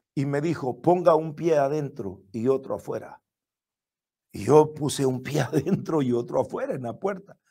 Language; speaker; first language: Spanish; native; Spanish